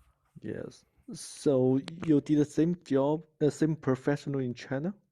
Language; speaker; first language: English; non-native, learner; Chinese